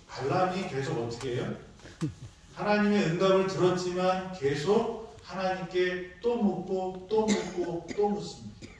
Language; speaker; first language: Korean; native; Korean